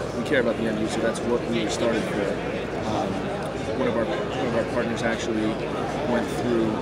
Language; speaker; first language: English; native; English